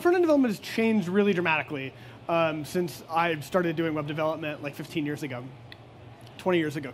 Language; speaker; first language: English; native; English